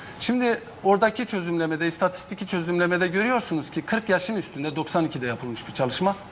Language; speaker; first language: Turkish; non-native, local second language; Zaza